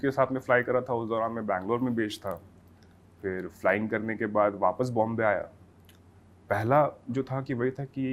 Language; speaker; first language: Hindi; native; Hindi